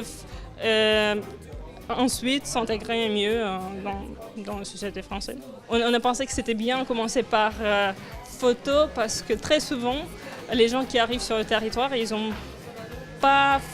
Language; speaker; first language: French; non-native, learner; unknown